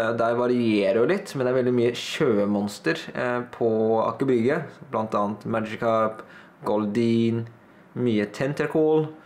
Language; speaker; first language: Norwegian; early bilingual, other home language; Thai